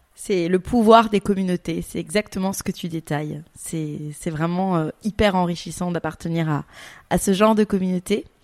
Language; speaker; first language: French; native; French